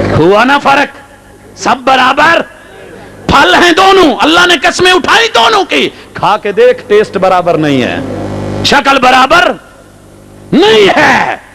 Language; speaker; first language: Urdu; non-native, local second language; Punjabi